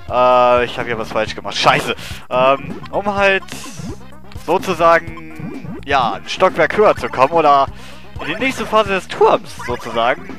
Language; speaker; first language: German; native; German